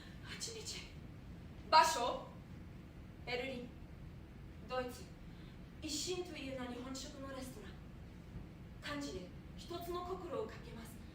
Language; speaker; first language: Japanese; non-native, fluent; German